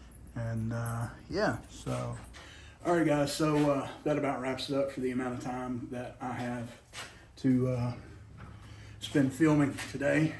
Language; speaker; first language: English; native; English